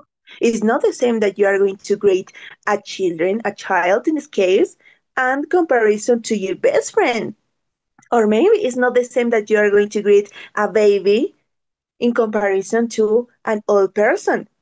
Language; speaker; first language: English; non-native, learner; Spanish